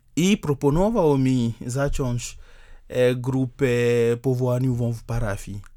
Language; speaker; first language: Polish; non-native, fluent; Ewe